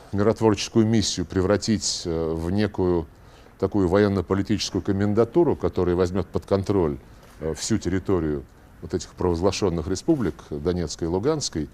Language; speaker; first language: Russian; native; Russian